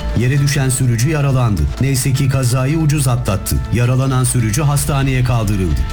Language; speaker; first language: Turkish; native; Turkish